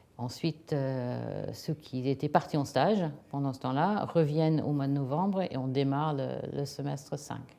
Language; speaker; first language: French; non-native, fluent; English